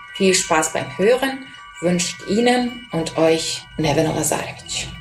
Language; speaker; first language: German; non-native, fluent; Serbian